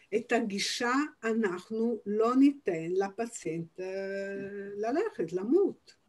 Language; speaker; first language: Hebrew; non-native, fluent; Italian